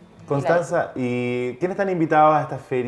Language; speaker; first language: Spanish; native; Spanish